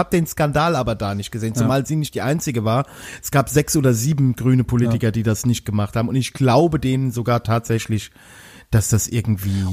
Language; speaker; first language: German; native; German